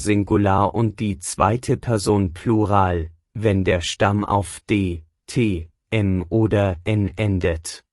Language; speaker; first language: German; non-native, fluent; Persian